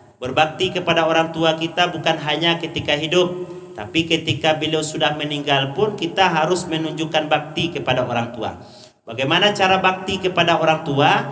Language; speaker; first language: Malay; non-native, local second language; Minangkabau